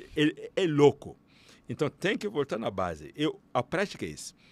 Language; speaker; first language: Portuguese; non-native, fluent; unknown